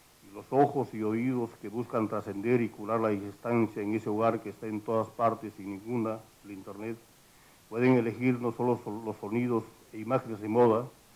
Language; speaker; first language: Spanish; native; Spanish